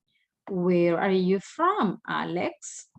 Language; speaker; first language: English; non-native, fluent; Spanish